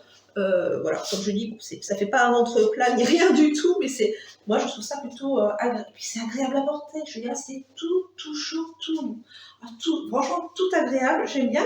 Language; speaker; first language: French; native; French